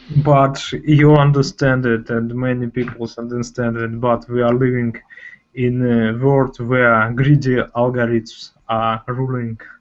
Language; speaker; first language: English; non-native, fluent; Russian